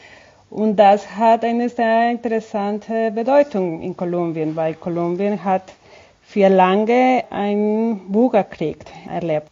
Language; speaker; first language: German; non-native, fluent; Spanish